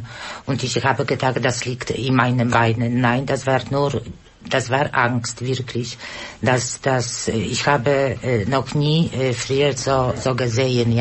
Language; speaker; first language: German; non-native, learner; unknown